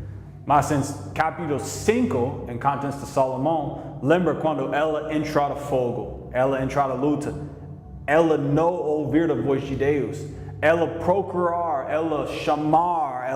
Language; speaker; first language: Portuguese; non-native, learner; English